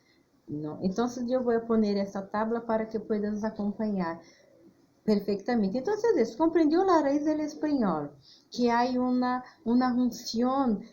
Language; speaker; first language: Spanish; non-native, fluent; Portuguese